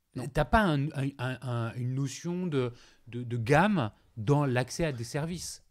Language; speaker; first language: French; native; French